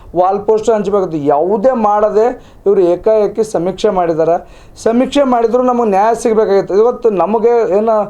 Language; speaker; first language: Kannada; native; Kannada